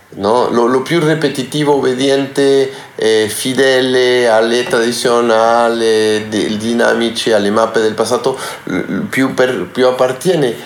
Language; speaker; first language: Italian; non-native, learner; Spanish